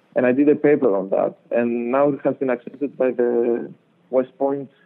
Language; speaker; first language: English; non-native, fluent; Greek